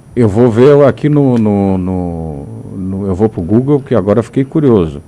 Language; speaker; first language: Portuguese; native; Portuguese